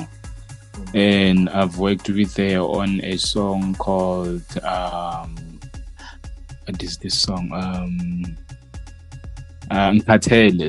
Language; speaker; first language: English; non-native, local second language; Northern Sotho